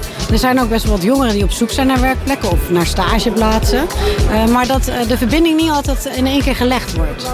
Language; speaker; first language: Dutch; native; Dutch